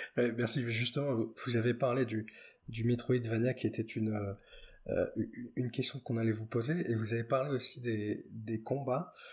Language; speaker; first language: French; native; French